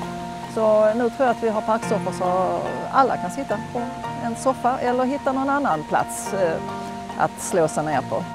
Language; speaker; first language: Swedish; native; Swedish